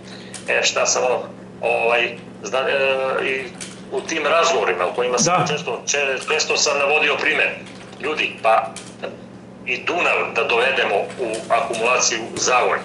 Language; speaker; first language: Serbian; native; Serbian